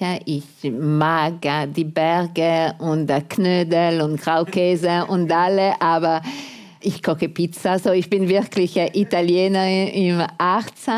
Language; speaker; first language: German; non-native, fluent; Italian